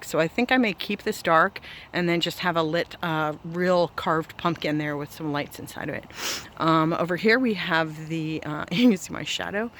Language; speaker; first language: English; native; English